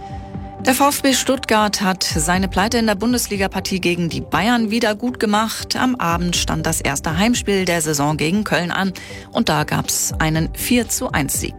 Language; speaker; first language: German; native; German